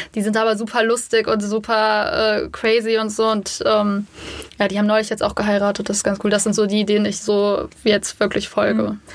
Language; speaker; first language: German; native; German